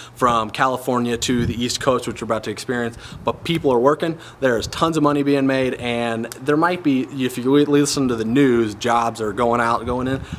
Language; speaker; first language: English; native; English